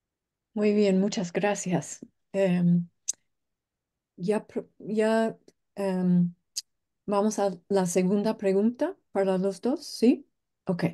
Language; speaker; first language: Spanish; non-native, fluent; English